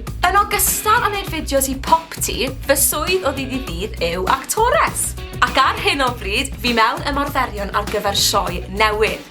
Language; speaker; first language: Welsh; native; Welsh